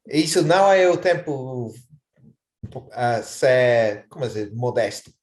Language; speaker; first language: Portuguese; non-native, fluent; English